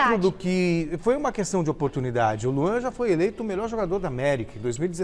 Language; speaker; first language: Portuguese; native; Portuguese